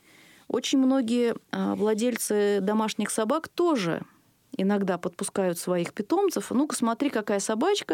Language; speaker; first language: Russian; native; Russian